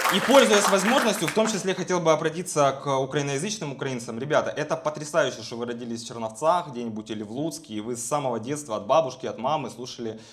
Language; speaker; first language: Russian; native; Russian